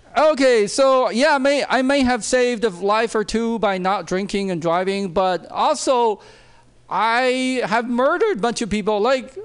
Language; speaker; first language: English; non-native, fluent; Chinese